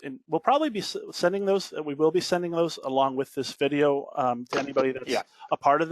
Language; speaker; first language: English; native; English